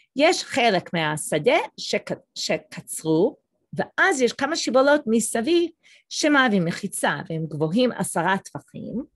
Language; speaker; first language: Hebrew; non-native, fluent; English